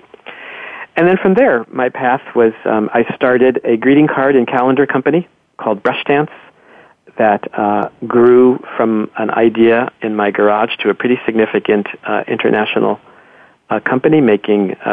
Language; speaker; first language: English; native; English